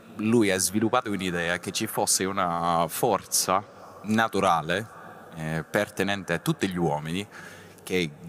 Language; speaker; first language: Italian; non-native, fluent; English